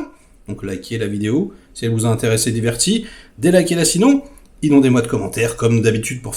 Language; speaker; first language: French; native; French